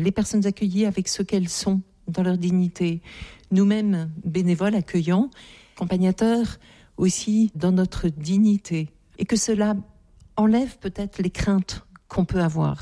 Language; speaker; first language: French; native; French